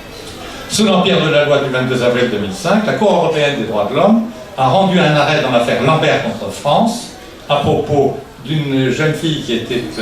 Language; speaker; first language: French; native; French